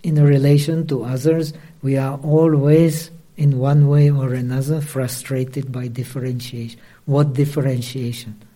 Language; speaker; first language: English; non-native, fluent; Czech